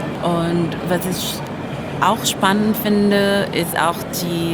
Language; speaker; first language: German; non-native, fluent; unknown